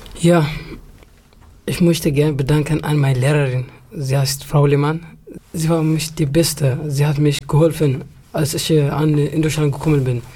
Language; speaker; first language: German; non-native, learner; Tigrinya